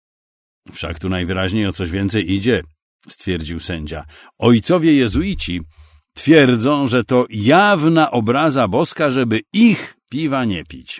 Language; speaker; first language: Polish; native; Polish